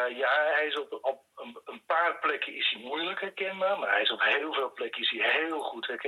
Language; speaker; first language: Dutch; native; Dutch